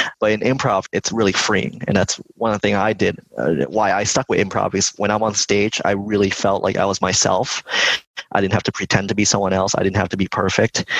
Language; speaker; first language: English; early bilingual, other home language; Vietnamese